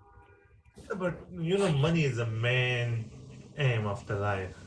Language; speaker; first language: English; non-native, learner; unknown